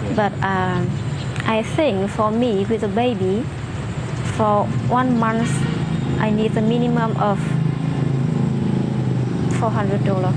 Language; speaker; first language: English; non-native, fluent; Vietnamese